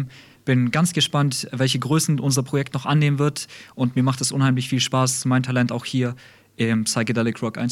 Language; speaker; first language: German; early bilingual, other home language; Russian